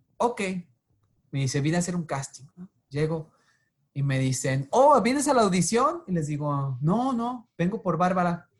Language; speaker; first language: Spanish; native; Spanish